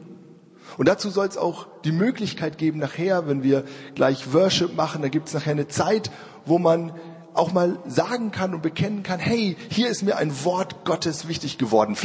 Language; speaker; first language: German; native; German